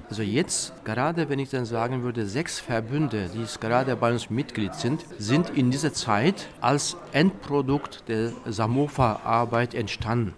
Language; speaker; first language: German; non-native, fluent; Turkish